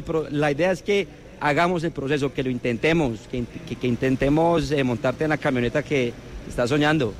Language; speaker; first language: Spanish; native; Spanish